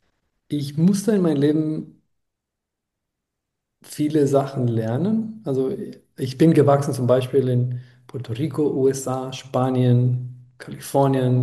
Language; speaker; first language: German; non-native, fluent; Spanish